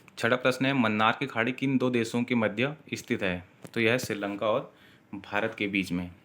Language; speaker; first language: Hindi; native; Hindi